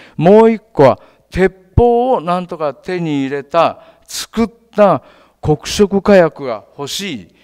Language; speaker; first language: Japanese; native; Japanese